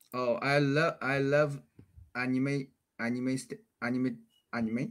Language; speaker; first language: English; non-native, learner; Chinese